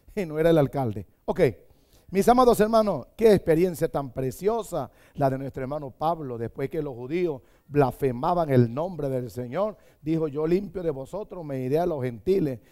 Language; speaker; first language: Spanish; native; Spanish